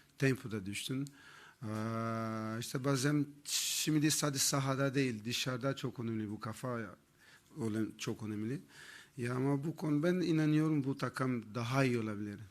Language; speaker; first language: Turkish; non-native, learner; Portuguese